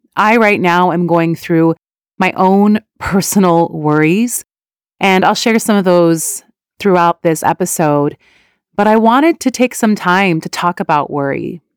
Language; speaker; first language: English; early bilingual, other home language; Persian